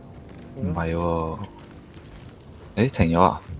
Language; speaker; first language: Chinese; native; Chinese